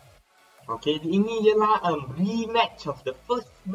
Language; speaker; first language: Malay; non-native, local second language; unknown